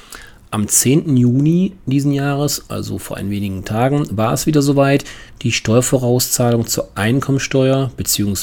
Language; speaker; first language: German; native; German